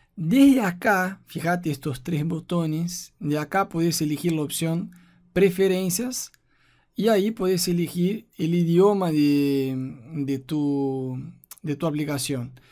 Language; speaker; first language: Spanish; non-native, fluent; Portuguese